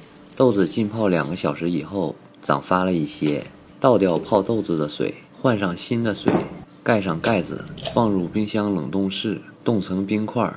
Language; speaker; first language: Chinese; native; Chinese